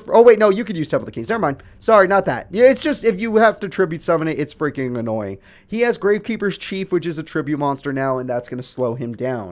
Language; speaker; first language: English; native; English